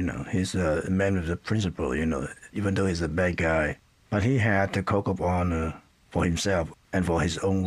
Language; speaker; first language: English; non-native, local second language; Cantonese